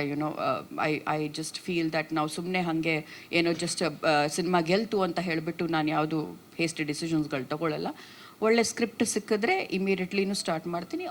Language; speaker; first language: Kannada; non-native, local second language; Tulu